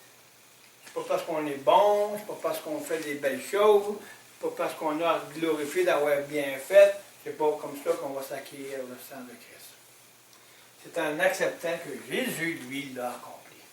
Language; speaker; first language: French; native; French